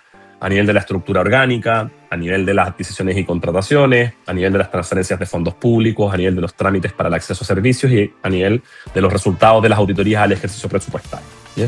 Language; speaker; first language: Spanish; native; Spanish